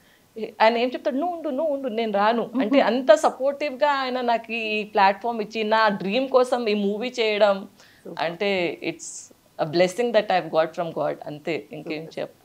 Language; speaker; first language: Telugu; non-native, local second language; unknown